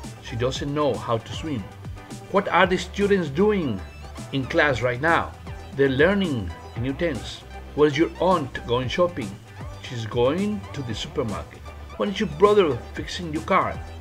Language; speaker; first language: English; non-native, fluent; Spanish